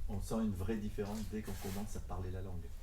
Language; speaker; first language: French; native; French